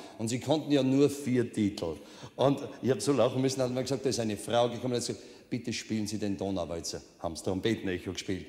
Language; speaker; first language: German; native; German